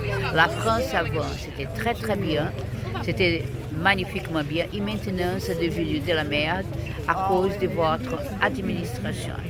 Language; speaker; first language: French; non-native, fluent; Portuguese